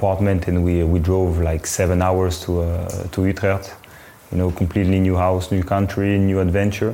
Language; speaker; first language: English; non-native, fluent; French